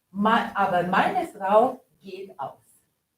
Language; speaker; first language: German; non-native, fluent; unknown